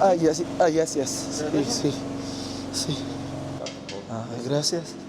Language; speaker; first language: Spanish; non-native, learner; Filipino